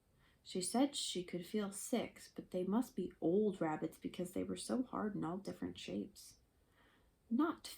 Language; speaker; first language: English; native; English